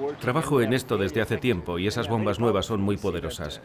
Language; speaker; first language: Spanish; native; Spanish